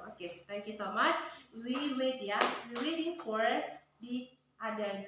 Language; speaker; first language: English; non-native, learner; Indonesian